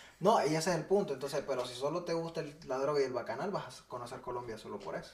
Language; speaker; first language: Spanish; native; Spanish